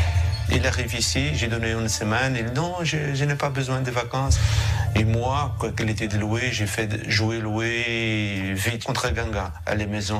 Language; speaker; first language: French; non-native, fluent; Portuguese